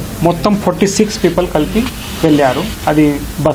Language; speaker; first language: Telugu; non-native, local second language; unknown